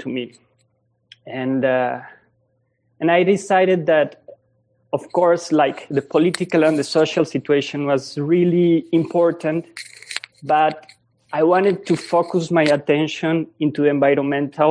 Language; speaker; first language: English; non-native, fluent; Spanish